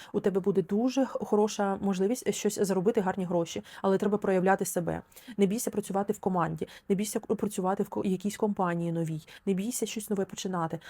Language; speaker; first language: Ukrainian; non-native, local second language; Russian